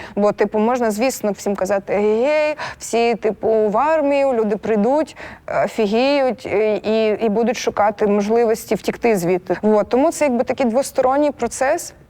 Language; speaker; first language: Ukrainian; non-native, local second language; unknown